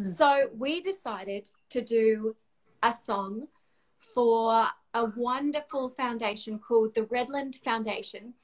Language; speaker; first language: English; native; English